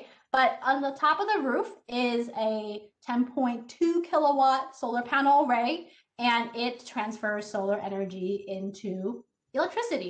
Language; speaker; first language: English; native; English